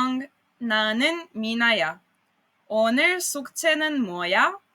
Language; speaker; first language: Korean; non-native, fluent; Serbian